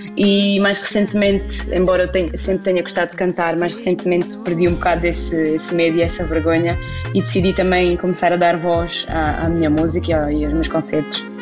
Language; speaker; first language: Portuguese; native; Portuguese